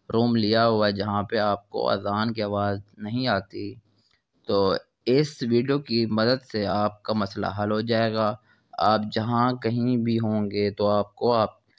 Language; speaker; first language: Urdu; non-native, local second language; Punjabi